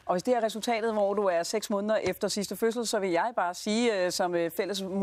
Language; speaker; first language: Danish; native; Danish